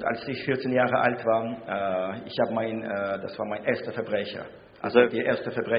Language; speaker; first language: German; non-native, fluent; Russian